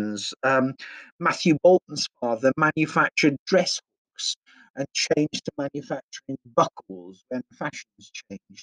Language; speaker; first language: English; native; English